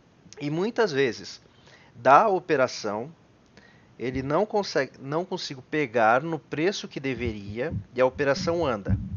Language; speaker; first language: Portuguese; native; Portuguese